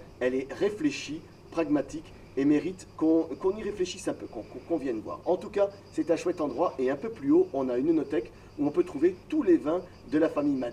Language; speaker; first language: French; native; French